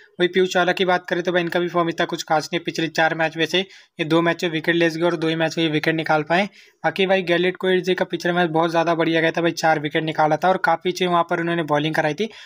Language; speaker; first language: Hindi; native; Hindi